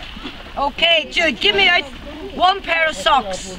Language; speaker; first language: English; native; English